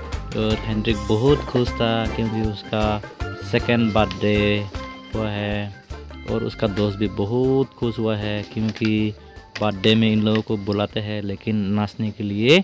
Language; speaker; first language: Hindi; non-native, local second language; Nepali